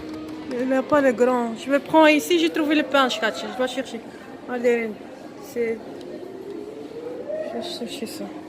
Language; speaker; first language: French; non-native, fluent; Arabic